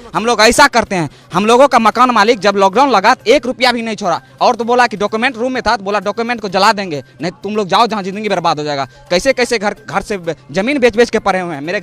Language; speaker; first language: Hindi; native; Hindi